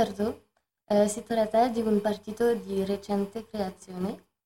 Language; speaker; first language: Italian; non-native, learner; French